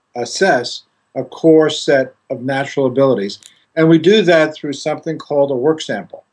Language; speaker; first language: English; non-native, fluent; Greek